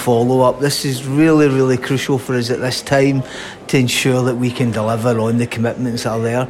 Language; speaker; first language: English; native; English